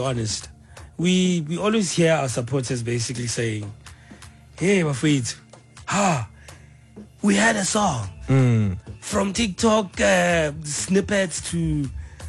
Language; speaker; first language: English; non-native, local second language; Southern Sotho